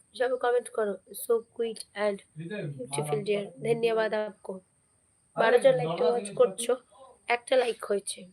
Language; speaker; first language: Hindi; non-native, local second language; Bangla